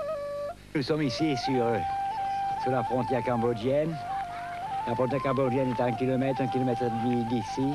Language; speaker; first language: French; native; French